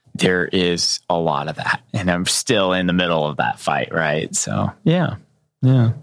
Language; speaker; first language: English; native; English